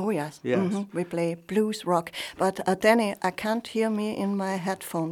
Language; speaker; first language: English; non-native, fluent; German